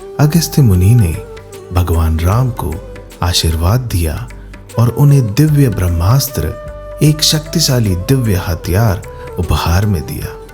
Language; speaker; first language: Hindi; native; Hindi